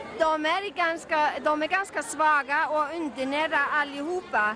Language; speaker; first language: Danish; non-native, learner; Icelandic